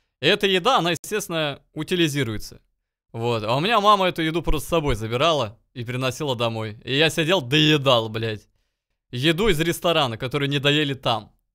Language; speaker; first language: Russian; native; Russian